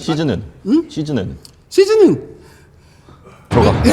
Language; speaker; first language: Korean; native; Korean